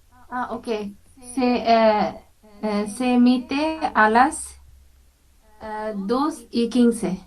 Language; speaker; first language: Spanish; non-native, learner; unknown